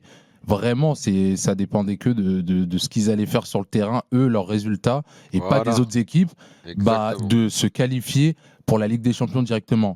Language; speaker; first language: French; native; French